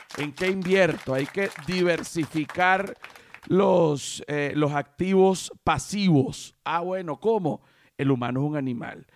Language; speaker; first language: Spanish; native; Spanish